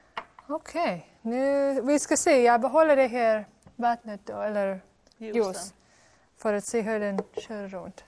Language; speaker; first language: Swedish; non-native, fluent; English